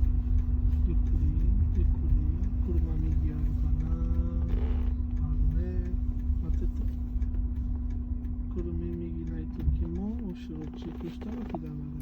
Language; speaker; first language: Japanese; non-native, learner; Mongolian